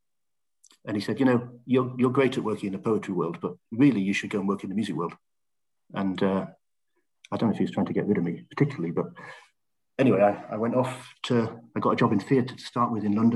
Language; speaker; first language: English; native; English